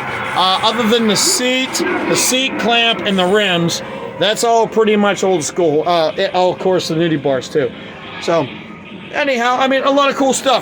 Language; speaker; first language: English; native; English